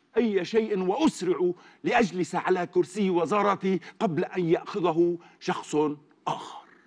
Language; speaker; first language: Arabic; non-native, fluent; Turkish